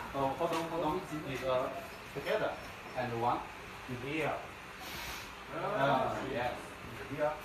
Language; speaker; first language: English; non-native, learner; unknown